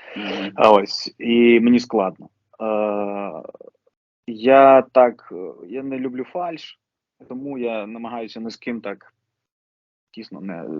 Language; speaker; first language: Ukrainian; non-native, local second language; Russian